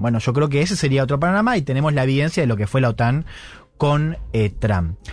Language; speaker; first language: Spanish; native; Spanish